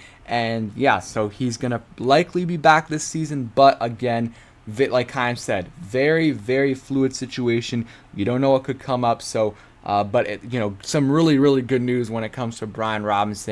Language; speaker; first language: English; native; English